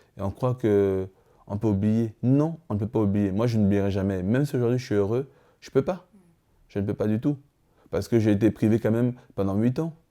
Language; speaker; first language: French; early bilingual, other home language; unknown